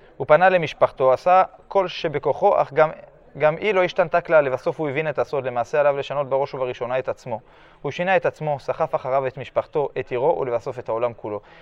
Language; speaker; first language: Hebrew; early bilingual, other home language; French